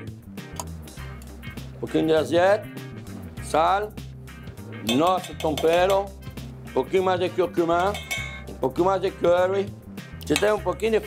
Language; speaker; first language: Portuguese; non-native, fluent; French